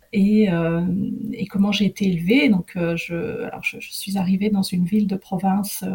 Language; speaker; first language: French; early bilingual, other home language; Arabic